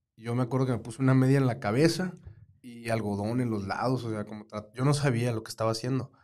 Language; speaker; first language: Spanish; native; Spanish